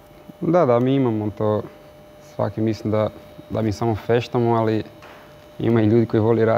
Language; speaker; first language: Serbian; non-native, learner; Portuguese